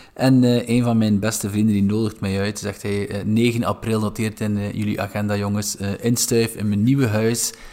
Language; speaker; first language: Dutch; non-native, fluent; English